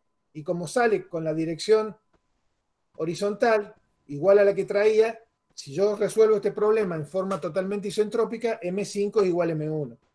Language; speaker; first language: Spanish; native; Spanish